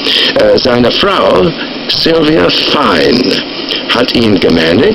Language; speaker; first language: German; non-native, fluent; English